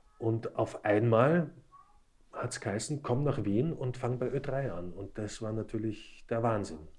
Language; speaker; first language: German; early bilingual, other home language; Slovak